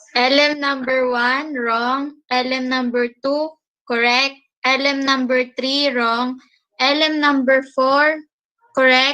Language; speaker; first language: English; non-native, local second language; Filipino